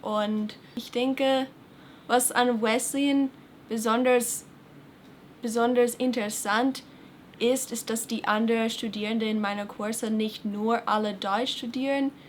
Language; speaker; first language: German; non-native, fluent; English